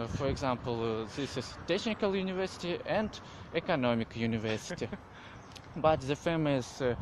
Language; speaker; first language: English; non-native, learner; Russian